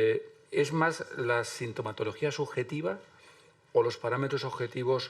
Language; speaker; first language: Spanish; native; Spanish